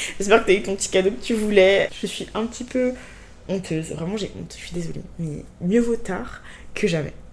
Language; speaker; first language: French; native; French